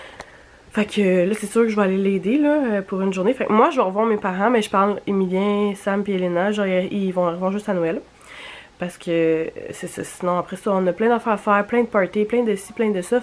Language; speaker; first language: French; native; French